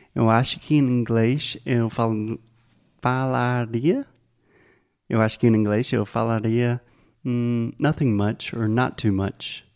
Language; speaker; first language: Portuguese; non-native, fluent; English